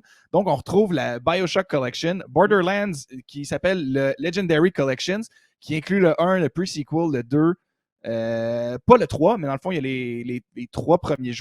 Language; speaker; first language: French; native; French